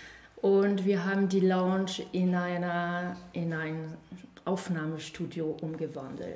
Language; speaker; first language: German; non-native, fluent; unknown